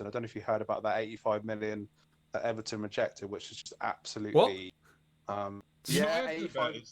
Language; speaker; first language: English; native; English